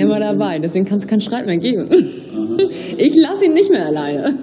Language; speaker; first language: German; native; German